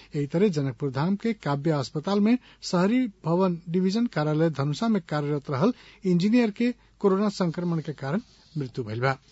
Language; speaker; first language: Bhojpuri; non-native, local second language; Nepali